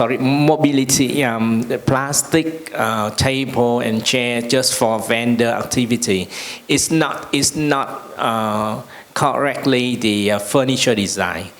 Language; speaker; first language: English; non-native, learner; Vietnamese